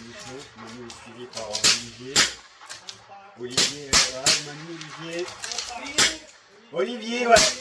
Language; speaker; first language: French; native; French